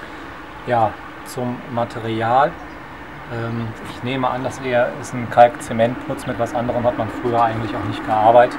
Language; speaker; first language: German; native; German